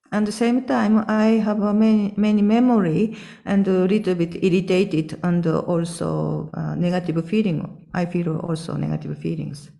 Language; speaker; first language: English; non-native, learner; Japanese